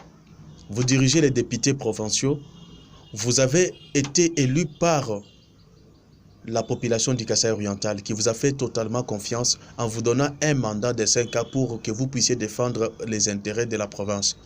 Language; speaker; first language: French; non-native, local second language; Luba-Lulua